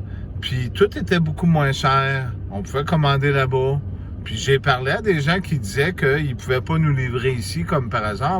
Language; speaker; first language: French; native; French